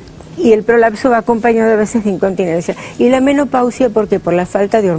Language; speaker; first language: Spanish; native; Spanish